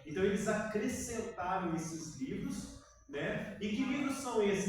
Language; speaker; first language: Portuguese; native; Portuguese